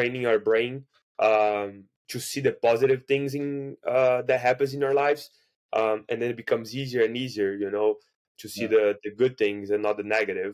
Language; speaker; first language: English; non-native, fluent; Portuguese